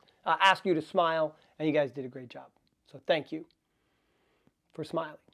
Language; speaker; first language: English; native; English